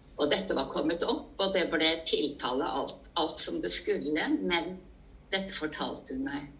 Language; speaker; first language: Norwegian; native; Norwegian